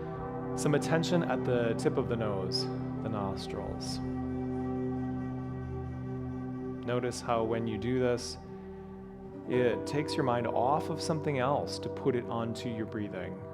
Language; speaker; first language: English; native; English